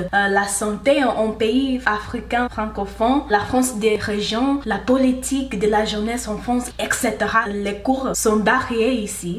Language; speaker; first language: French; non-native, learner; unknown